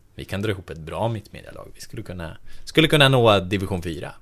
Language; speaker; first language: Swedish; native; Swedish